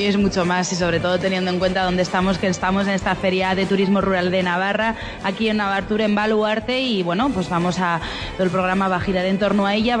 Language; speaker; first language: Spanish; native; Spanish